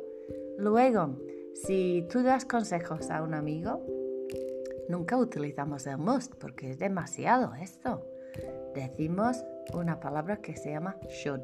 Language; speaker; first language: Spanish; non-native, fluent; English